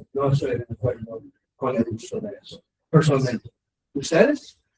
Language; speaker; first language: Spanish; non-native, learner; English